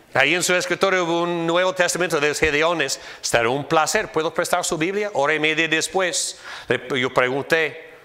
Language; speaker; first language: Spanish; non-native, fluent; English